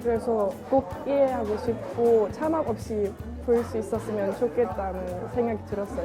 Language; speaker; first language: Korean; non-native, learner; German